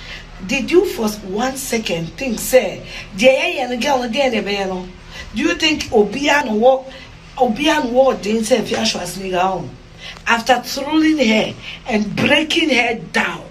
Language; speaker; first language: English; non-native, local second language; Akan